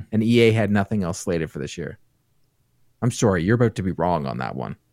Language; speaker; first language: English; native; English